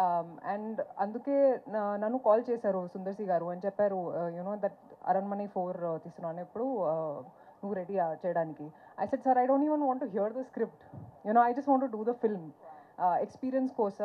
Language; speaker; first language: Telugu; non-native, fluent; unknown